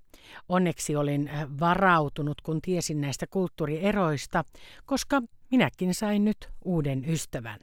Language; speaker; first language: Finnish; native; Finnish